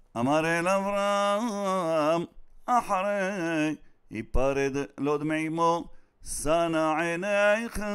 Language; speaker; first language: Hebrew; native; Hebrew